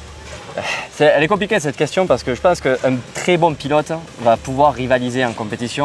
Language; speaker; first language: French; native; French